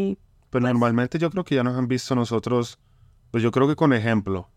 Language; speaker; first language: Spanish; native; Spanish